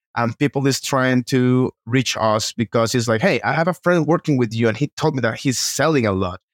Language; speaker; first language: English; non-native, fluent; Spanish